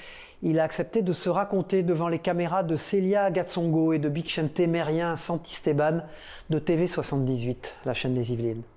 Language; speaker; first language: French; native; French